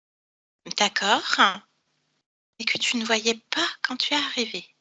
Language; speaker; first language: French; native; French